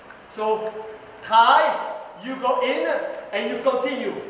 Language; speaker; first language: English; non-native, fluent; French